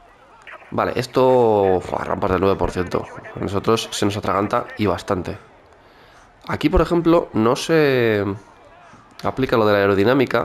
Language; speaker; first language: Spanish; native; Spanish